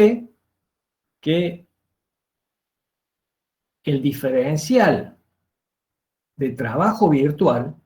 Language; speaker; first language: Spanish; native; Spanish